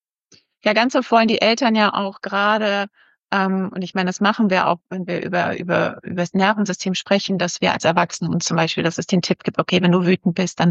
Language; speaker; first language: German; native; German